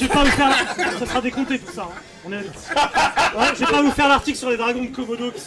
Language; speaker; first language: French; native; French